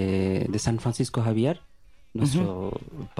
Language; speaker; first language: Spanish; non-native, learner; Bangla